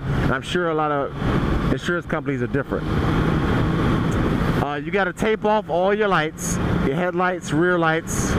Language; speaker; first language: English; native; English